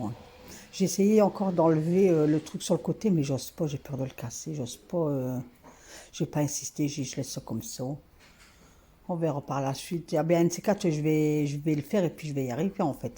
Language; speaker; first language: French; native; French